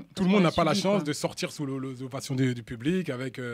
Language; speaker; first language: French; native; French